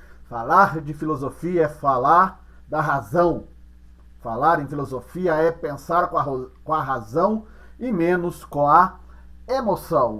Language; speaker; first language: Portuguese; native; Portuguese